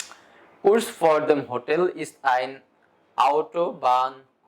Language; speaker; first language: German; non-native, fluent; Bangla